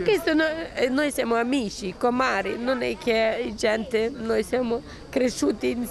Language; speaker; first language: Italian; non-native, learner; Ukrainian